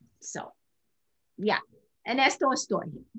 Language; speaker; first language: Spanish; non-native, fluent; English